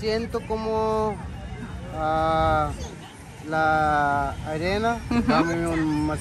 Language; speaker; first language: Spanish; non-native, learner; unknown